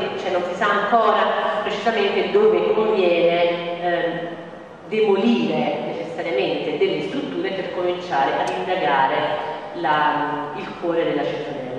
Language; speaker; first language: Italian; native; Italian